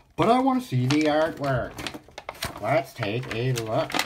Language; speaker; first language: English; native; English